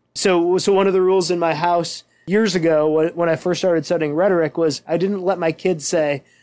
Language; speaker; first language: English; native; English